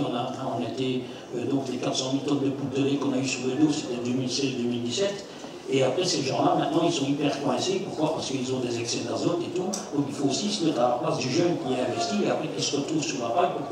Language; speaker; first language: French; native; French